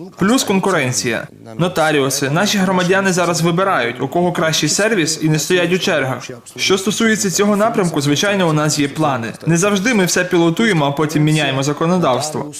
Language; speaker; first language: Ukrainian; non-native, fluent; Georgian